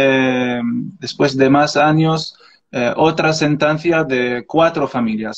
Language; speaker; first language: Spanish; non-native, learner; Arabic